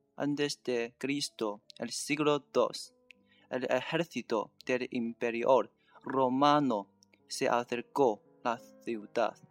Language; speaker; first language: Spanish; non-native, learner; Chinese